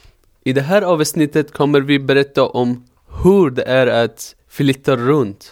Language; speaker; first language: Swedish; non-native, fluent; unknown